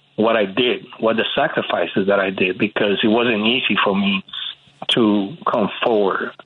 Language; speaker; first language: English; early bilingual, other home language; Spanish